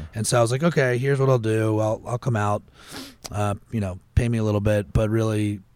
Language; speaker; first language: English; native; English